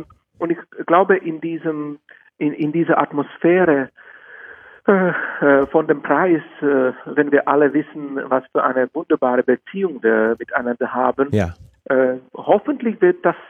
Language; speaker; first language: German; non-native, fluent; Czech